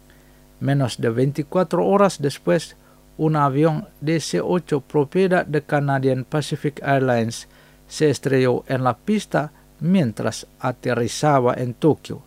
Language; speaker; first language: Spanish; non-native, fluent; Indonesian